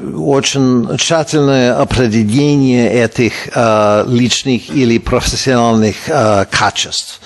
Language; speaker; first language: Russian; non-native, fluent; English